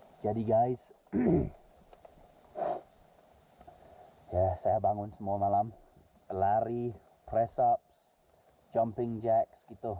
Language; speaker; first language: Indonesian; non-native, fluent; English